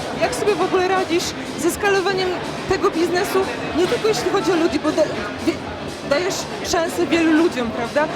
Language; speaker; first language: Polish; native; Polish